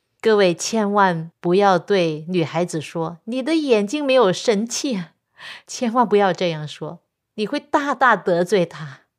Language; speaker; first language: Chinese; non-native, local second language; Cantonese